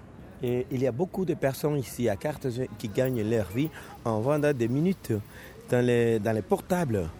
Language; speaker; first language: French; non-native, fluent; Spanish